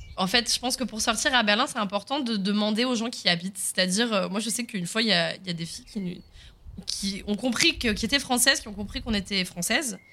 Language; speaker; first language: French; early bilingual, other home language; Swiss German